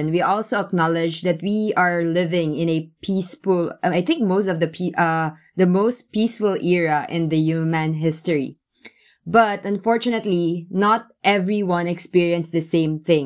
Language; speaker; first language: English; non-native, local second language; Filipino